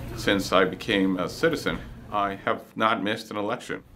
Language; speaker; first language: English; native; English